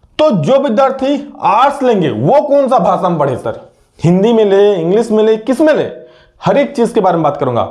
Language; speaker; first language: Hindi; native; Hindi